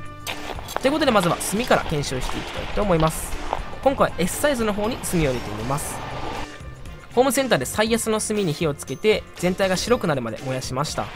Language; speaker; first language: Japanese; native; Japanese